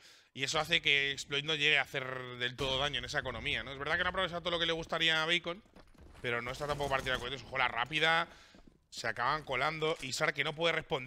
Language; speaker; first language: Spanish; native; Spanish